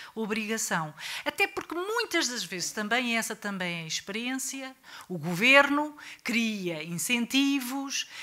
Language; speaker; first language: Portuguese; native; Portuguese